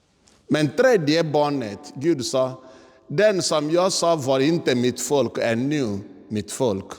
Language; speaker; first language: Swedish; non-native, fluent; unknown